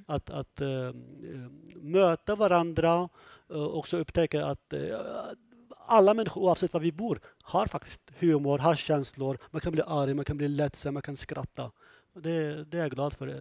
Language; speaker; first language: Swedish; non-native, fluent; Kurdish